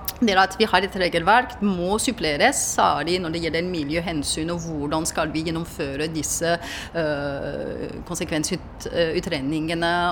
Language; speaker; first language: Norwegian; non-native, fluent; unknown